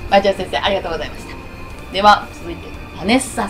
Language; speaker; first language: Japanese; native; Japanese